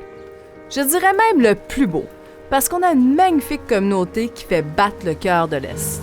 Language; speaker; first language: French; native; French